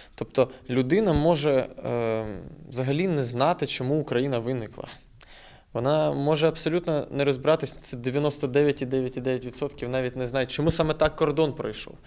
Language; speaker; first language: Ukrainian; non-native, local second language; Russian